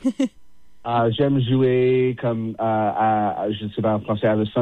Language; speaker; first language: French; non-native, fluent; English